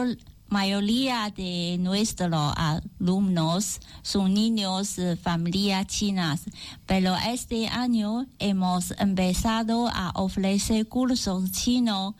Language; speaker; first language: Spanish; non-native, learner; Chinese